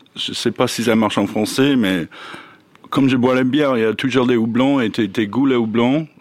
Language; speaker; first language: French; non-native, learner; English